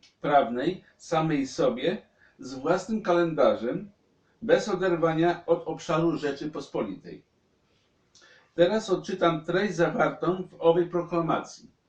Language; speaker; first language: Polish; native; Polish